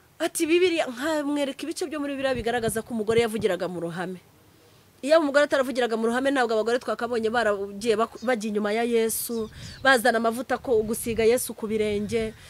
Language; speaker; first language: Kinyarwanda; early bilingual, heritage; Kinyarwanda